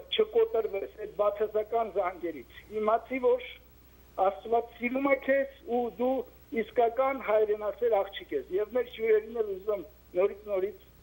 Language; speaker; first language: Armenian; native; Armenian